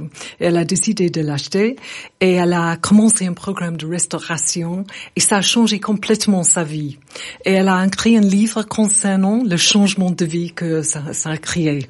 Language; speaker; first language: French; non-native, fluent; English